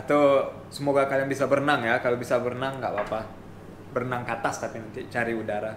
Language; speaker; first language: Indonesian; early bilingual, heritage; German